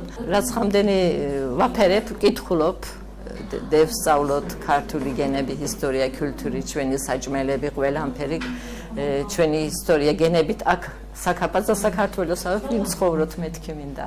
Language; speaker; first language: Georgian; early bilingual, heritage; Georgian